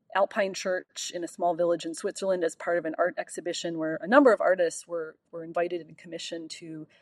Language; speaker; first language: English; native; English